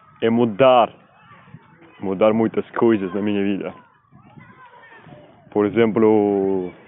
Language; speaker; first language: Portuguese; non-native, learner; Spanish